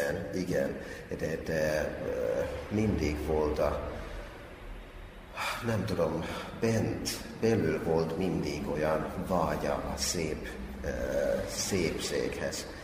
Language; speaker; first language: Hungarian; non-native, fluent; Finnish